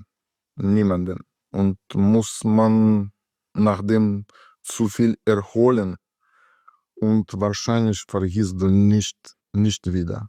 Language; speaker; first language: German; non-native, learner; Russian